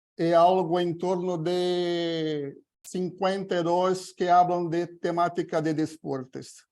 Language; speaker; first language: Spanish; non-native, learner; Portuguese